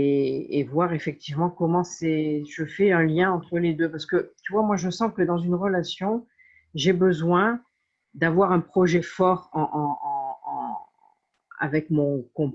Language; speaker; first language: French; native; French